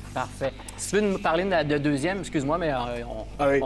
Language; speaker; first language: French; native; French